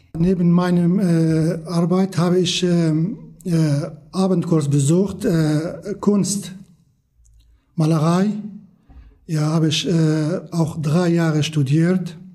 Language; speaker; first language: German; non-native, learner; Kurdish